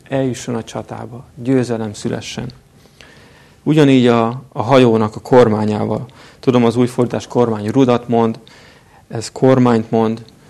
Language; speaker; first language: Hungarian; native; Hungarian